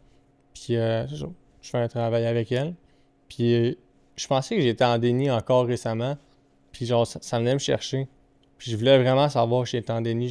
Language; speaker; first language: French; native; French